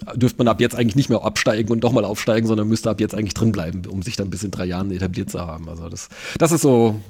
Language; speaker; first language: German; native; German